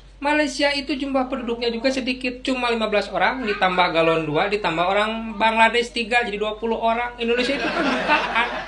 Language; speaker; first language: Indonesian; native; Indonesian